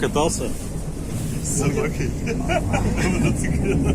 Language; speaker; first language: Russian; native; Russian